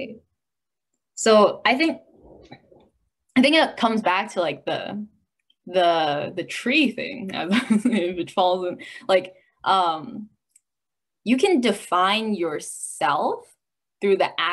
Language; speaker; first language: English; native; English